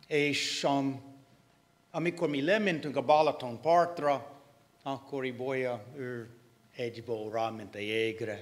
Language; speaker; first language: Hungarian; non-native, fluent; English